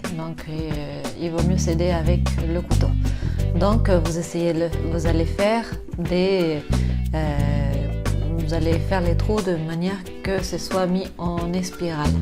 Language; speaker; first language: French; non-native, fluent; Spanish